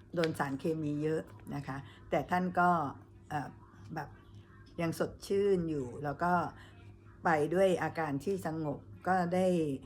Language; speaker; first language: Thai; native; Thai